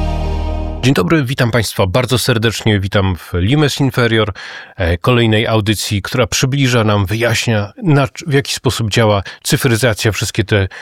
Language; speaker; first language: Polish; native; Polish